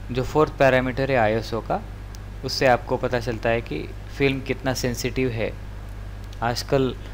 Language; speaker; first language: Hindi; non-native, local second language; Marathi